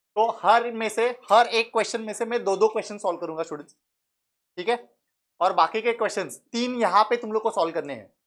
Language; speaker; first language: Hindi; non-native, local second language; Marathi